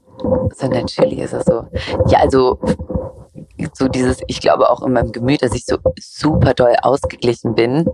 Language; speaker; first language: German; early bilingual, other home language; Greek